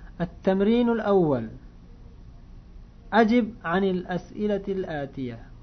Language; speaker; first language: Arabic; non-native, fluent; Uzbek